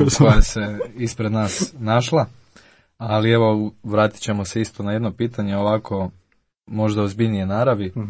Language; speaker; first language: Croatian; native; Croatian